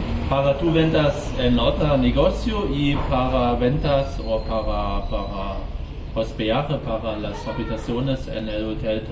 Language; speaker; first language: Spanish; non-native, learner; German